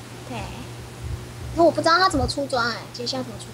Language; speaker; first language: Chinese; native; Chinese